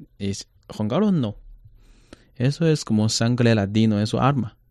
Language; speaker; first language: Spanish; non-native, learner; Chinese